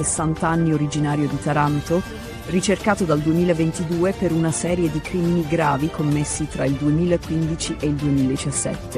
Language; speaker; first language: Italian; native; Italian